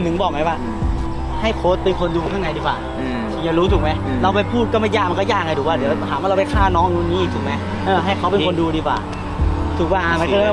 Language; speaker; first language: Thai; native; Thai